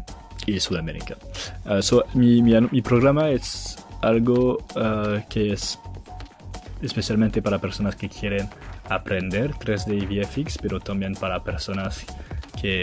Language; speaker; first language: Spanish; non-native, learner; French